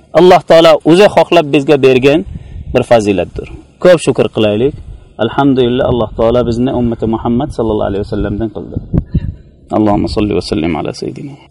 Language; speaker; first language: Uzbek; native; Uzbek